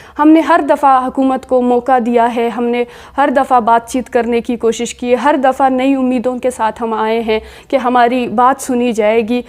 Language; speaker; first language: Urdu; non-native, local second language; Baluchi